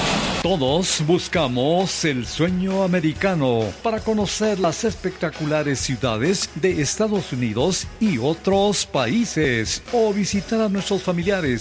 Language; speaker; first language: Spanish; native; Spanish